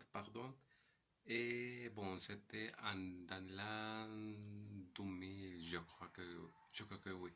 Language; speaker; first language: French; non-native, learner; Spanish